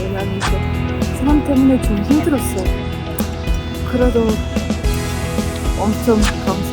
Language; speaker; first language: Korean; non-native, learner; Ukrainian